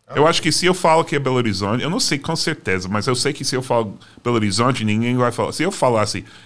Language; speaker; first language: Portuguese; non-native, fluent; English